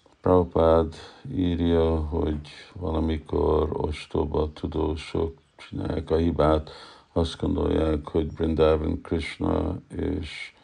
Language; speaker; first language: Hungarian; early bilingual, heritage; Hungarian